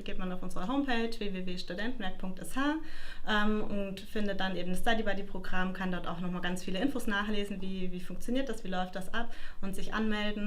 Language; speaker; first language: German; native; German